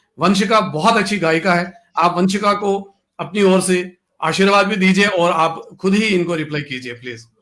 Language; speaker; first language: Hindi; non-native, local second language; Kashmiri